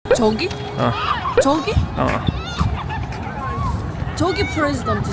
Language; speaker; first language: Korean; non-native, learner; Mongolian